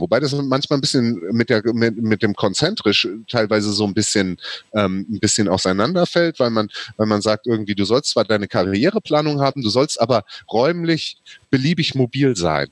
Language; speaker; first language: German; native; German